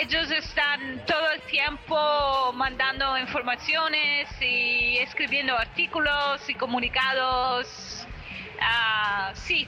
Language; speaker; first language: Spanish; non-native, fluent; Italian